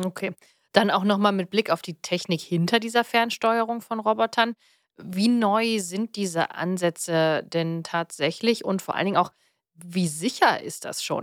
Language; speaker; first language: German; native; German